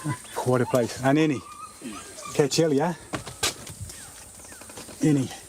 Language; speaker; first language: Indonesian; non-native, learner; English